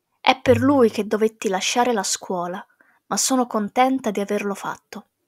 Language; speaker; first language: Italian; non-native, fluent; English